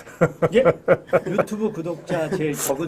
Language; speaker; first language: Korean; native; Korean